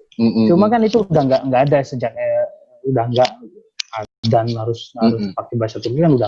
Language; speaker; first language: Indonesian; native; Indonesian